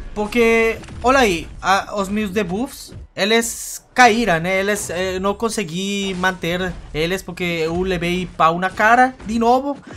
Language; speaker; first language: Portuguese; non-native, fluent; Spanish